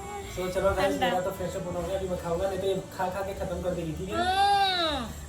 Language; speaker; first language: Hindi; non-native, local second language; Bangla